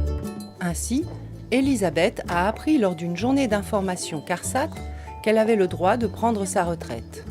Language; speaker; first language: French; native; French